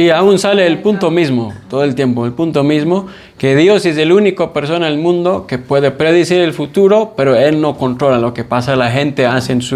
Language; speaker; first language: Spanish; non-native, fluent; English